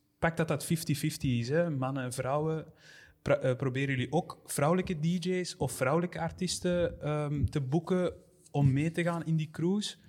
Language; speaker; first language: Dutch; native; Dutch